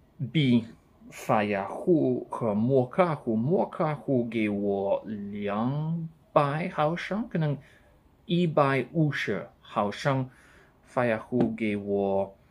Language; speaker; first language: Chinese; non-native, learner; English